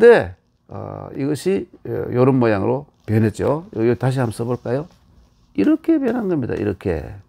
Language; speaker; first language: Korean; native; Korean